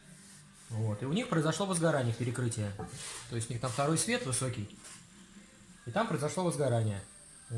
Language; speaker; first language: Russian; native; Russian